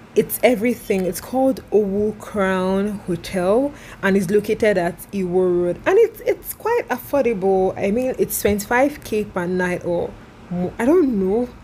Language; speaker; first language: English; non-native, local second language; Igbo